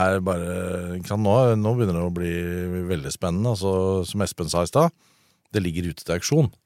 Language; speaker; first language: Norwegian; native; Norwegian